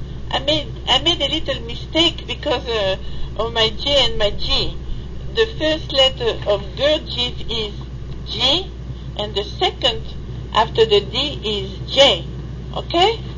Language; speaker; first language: English; non-native, fluent; French